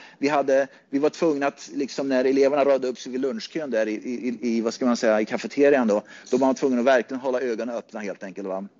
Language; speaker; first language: Swedish; native; Swedish